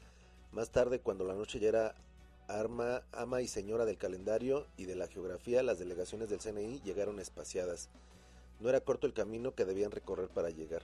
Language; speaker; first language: Spanish; native; Spanish